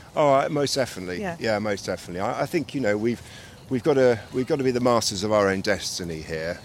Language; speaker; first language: English; native; English